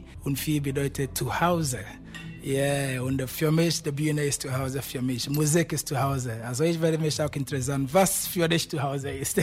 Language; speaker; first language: German; non-native, fluent; Akan